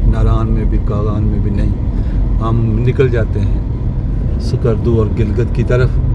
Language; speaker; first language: Urdu; non-native, local second language; Punjabi